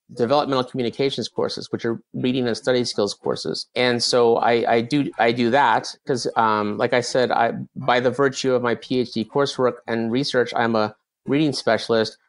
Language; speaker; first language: English; native; English